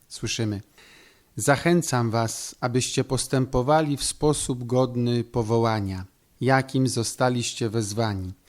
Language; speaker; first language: Polish; native; Polish